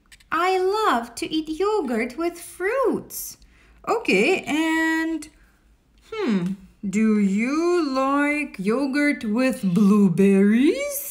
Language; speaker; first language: English; non-native, fluent; Russian